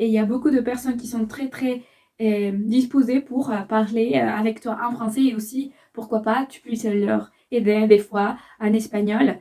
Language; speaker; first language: French; non-native, fluent; Spanish